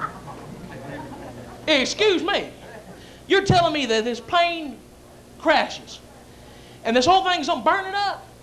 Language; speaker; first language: English; native; English